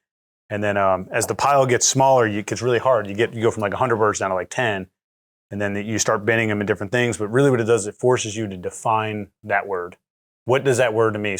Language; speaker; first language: English; native; English